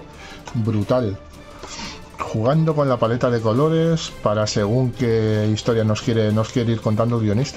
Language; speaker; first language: Spanish; native; Spanish